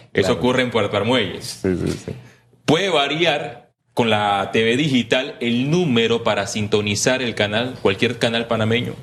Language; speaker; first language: Spanish; native; Spanish